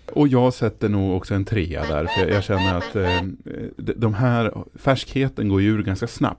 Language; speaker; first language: Swedish; native; Swedish